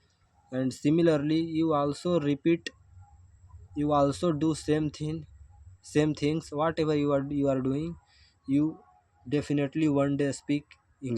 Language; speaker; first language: English; non-native, learner; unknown